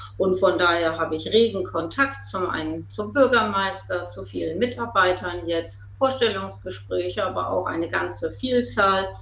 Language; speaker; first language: German; native; German